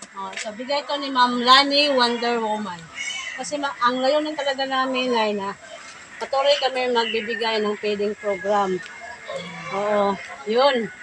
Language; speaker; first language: Filipino; non-native, local second language; Cebuano